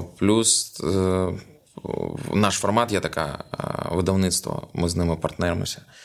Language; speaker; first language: Ukrainian; non-native, local second language; Russian